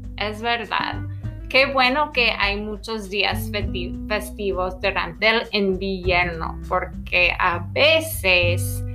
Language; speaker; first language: Spanish; non-native, fluent; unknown